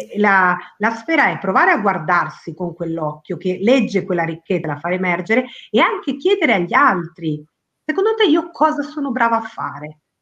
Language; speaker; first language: Italian; early bilingual, other home language; Spanish